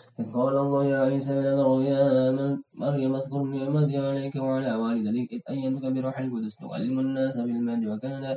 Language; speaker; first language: Arabic; non-native, learner; Indonesian